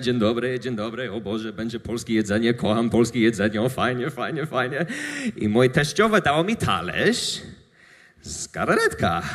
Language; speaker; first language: Polish; non-native, learner; English